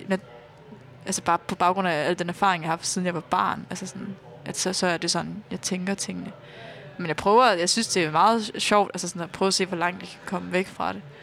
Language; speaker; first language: Danish; native; Danish